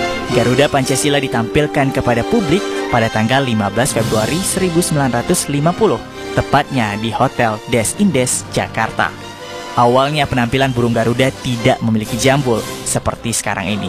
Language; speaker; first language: Indonesian; native; Indonesian